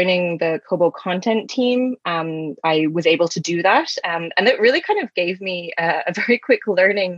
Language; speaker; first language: English; native; English